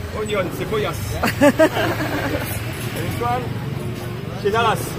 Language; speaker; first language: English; non-native, learner; French